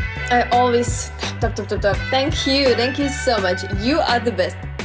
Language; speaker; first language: English; non-native, learner; Russian